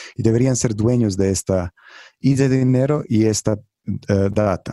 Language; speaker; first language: Spanish; non-native, fluent; Croatian